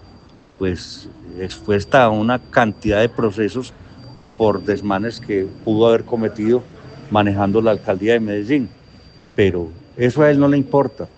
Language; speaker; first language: Spanish; native; Spanish